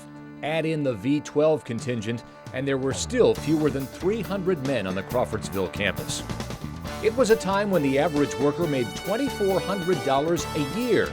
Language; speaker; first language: English; native; English